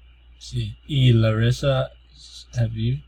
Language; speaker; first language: Spanish; non-native, learner; English